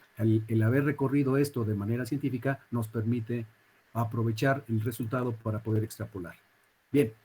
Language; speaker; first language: Spanish; native; Spanish